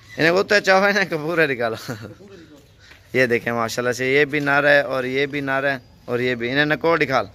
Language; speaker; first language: Urdu; non-native, local second language; Punjabi